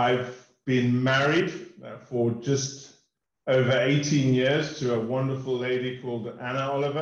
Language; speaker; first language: English; native; English